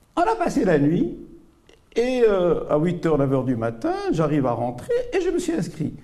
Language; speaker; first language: French; non-native, local second language; Arabic